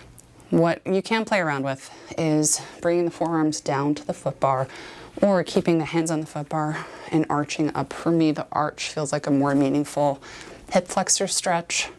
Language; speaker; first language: English; native; English